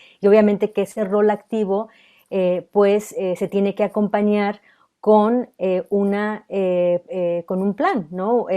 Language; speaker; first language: Spanish; early bilingual, heritage; Spanish